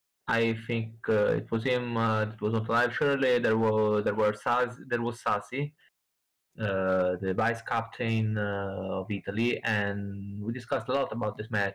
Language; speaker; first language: English; non-native, fluent; Italian